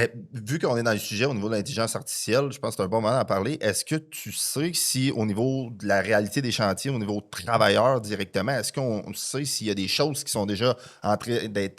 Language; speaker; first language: French; native; French